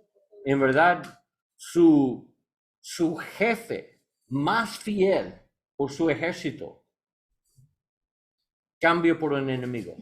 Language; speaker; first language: Spanish; non-native, learner; English